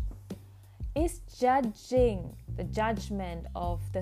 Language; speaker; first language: English; non-native, fluent; German